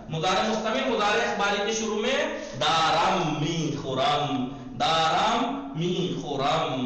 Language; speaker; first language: Persian; non-native, fluent; Urdu